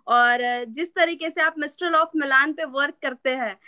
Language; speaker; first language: Hindi; non-native, local second language; Marathi